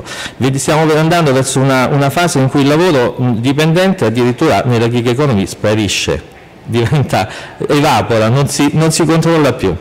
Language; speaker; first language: Italian; native; Italian